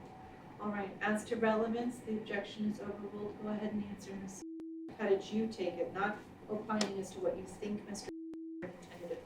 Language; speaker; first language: English; native; English